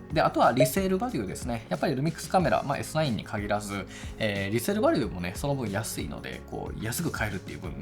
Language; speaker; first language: Japanese; native; Japanese